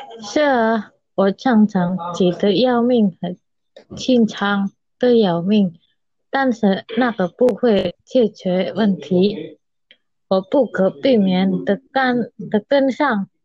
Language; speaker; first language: Chinese; non-native, learner; Indonesian